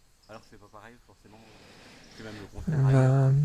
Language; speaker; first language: French; native; French